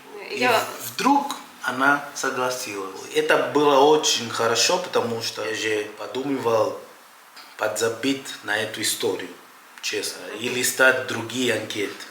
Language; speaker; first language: Russian; non-native, fluent; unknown